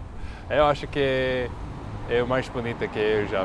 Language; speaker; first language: Portuguese; non-native, learner; English